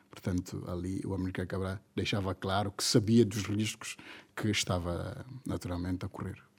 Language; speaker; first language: Portuguese; non-native, local second language; Upper Guinea Crioulo